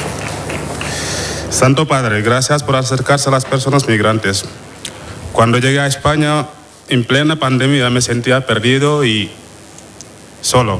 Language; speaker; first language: Spanish; non-native, fluent; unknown